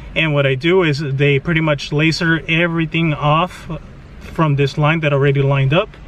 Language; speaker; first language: English; early bilingual, other home language; Spanish